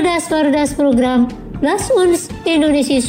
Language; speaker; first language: German; non-native, fluent; Indonesian